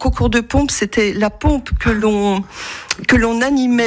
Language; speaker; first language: French; native; French